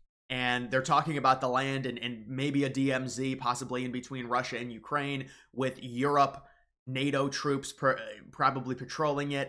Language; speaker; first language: English; native; English